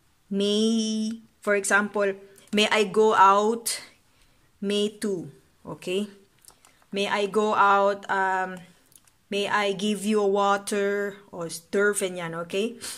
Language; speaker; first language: English; non-native, local second language; Filipino